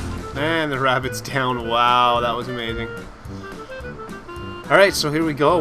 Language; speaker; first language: English; native; English